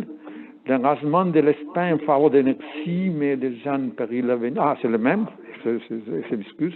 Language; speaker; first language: French; non-native, learner; Spanish